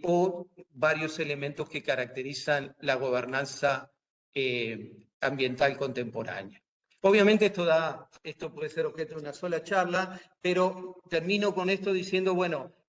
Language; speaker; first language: Spanish; native; Spanish